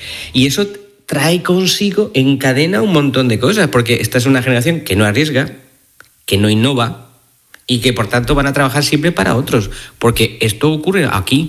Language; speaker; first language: Spanish; native; Spanish